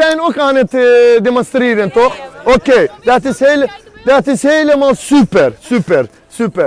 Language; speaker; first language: Dutch; non-native, fluent; Azerbaijani